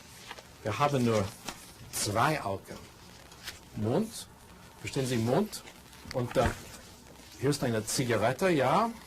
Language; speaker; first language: German; non-native, fluent; English